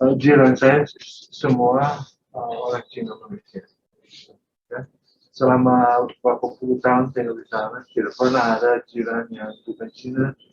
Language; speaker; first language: Malay; non-native, fluent; English